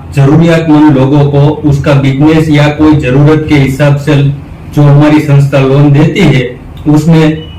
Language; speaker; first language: Hindi; non-native, local second language; Gujarati